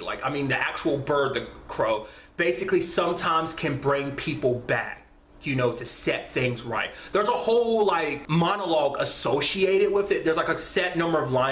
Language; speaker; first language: English; native; English